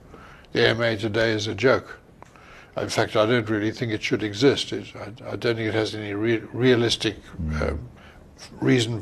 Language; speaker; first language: English; native; English